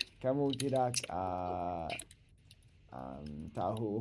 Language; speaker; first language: Indonesian; non-native, learner; English